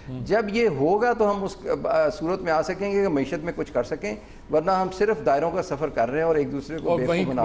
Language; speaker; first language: Urdu; native; Urdu